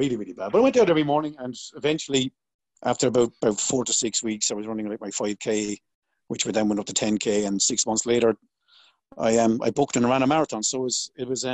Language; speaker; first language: English; native; English